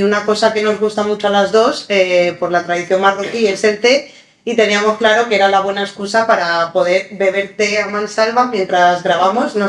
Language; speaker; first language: Spanish; early bilingual, other home language; Arabic